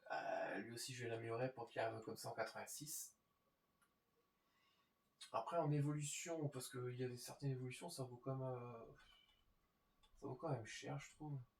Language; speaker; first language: French; native; French